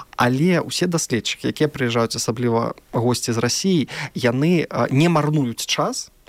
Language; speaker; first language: Belarusian; non-native, local second language; Russian